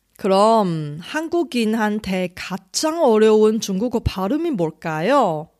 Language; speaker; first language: Korean; non-native, fluent; Chinese